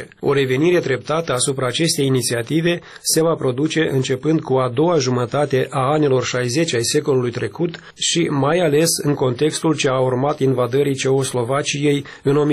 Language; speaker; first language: Romanian; native; Romanian